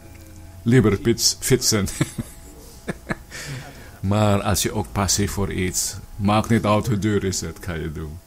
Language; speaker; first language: Dutch; non-native, learner; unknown